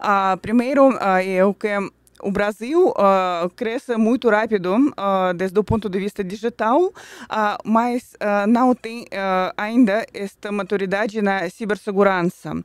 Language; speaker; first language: Portuguese; non-native, fluent; Russian